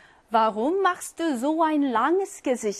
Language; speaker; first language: German; non-native, fluent; Korean